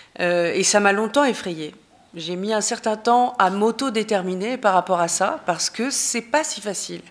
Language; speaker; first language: French; native; French